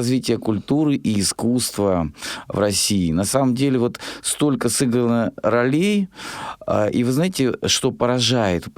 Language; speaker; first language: Russian; native; Russian